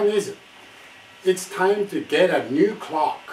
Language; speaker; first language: English; non-native, fluent; Japanese